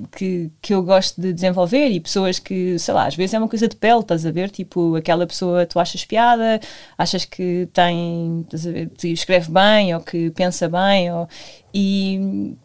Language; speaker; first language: Portuguese; native; Portuguese